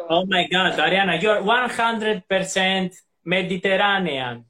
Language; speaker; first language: English; non-native, fluent; Greek